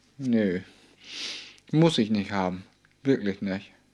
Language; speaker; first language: German; native; German